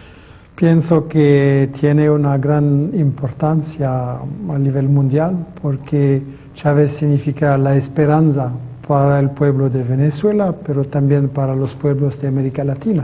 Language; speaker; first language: Spanish; non-native, fluent; French